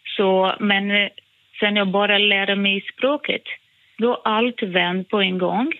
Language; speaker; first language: Swedish; non-native, fluent; Portuguese